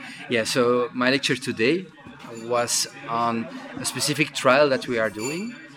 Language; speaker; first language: English; non-native, fluent; Dutch